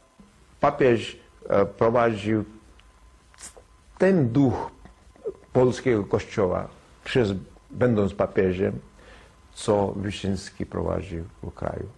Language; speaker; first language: Polish; non-native, learner; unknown